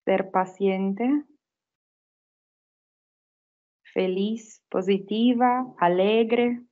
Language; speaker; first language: Spanish; non-native, fluent; Italian